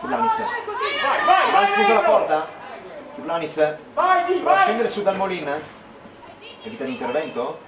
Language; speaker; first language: Italian; native; Italian